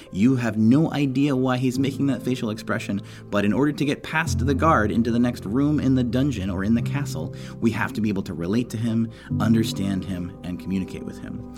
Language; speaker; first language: English; native; English